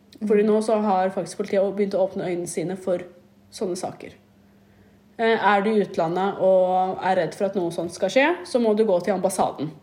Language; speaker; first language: Norwegian; early bilingual, other home language; Kurdish